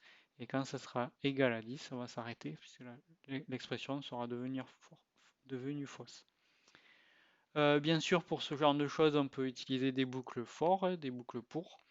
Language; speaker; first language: French; native; French